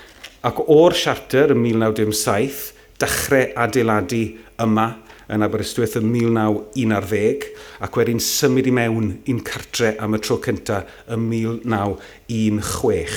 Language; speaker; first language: Welsh; native; Welsh